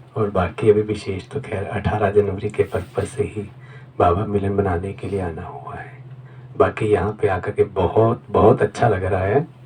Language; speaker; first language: Hindi; native; Hindi